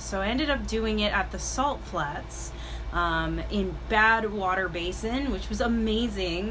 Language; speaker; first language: English; native; English